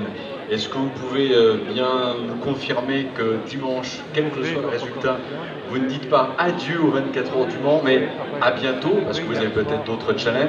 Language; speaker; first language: French; native; French